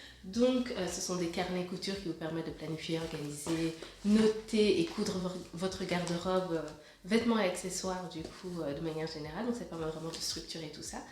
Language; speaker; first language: French; native; French